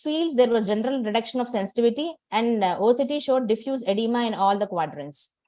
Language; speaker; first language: English; non-native, local second language; Tamil